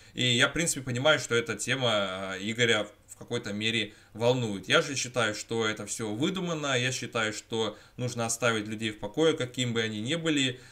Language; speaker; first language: Russian; native; Russian